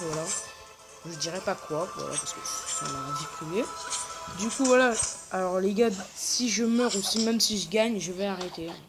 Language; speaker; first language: French; native; French